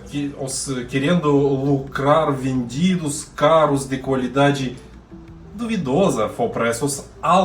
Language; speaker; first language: Portuguese; non-native, learner; Russian